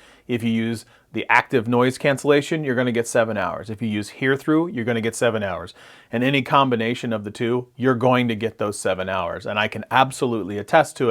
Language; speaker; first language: English; native; English